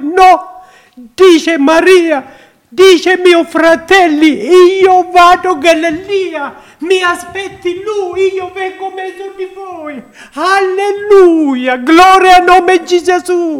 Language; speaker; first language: Italian; non-native, learner; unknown